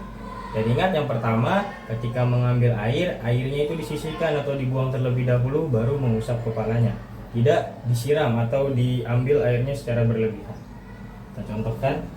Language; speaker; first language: Indonesian; native; Indonesian